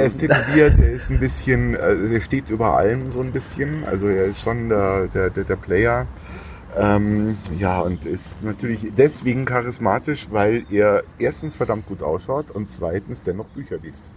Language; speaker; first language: German; native; German